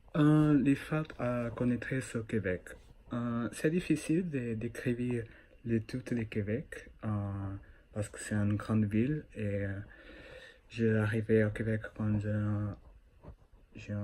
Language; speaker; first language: French; non-native, learner; Portuguese